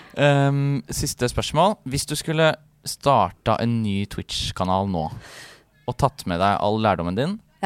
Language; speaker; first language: Norwegian; native; Norwegian